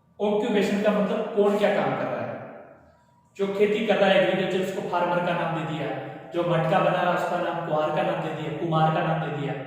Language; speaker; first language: Hindi; native; Hindi